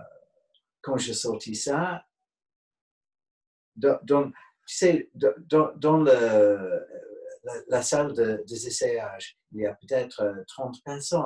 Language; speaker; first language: French; non-native, fluent; English